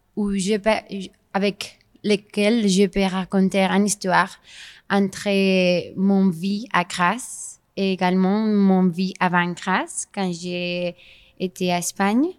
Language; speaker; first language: French; non-native, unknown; Spanish